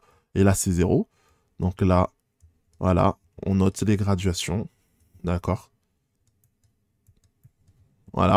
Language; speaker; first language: French; native; French